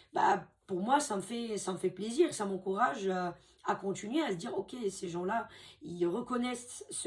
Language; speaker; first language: French; native; French